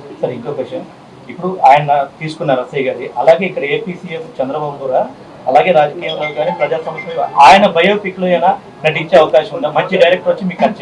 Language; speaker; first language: Telugu; native; Telugu